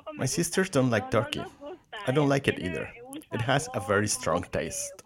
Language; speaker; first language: English; non-native, fluent; Spanish